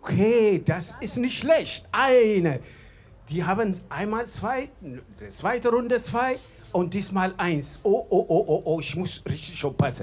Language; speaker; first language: German; non-native, fluent; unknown